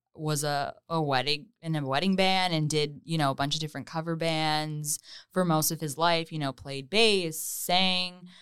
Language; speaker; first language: English; native; English